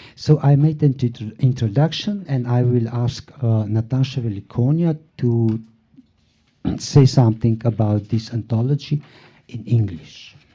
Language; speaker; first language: English; non-native, fluent; Slovenian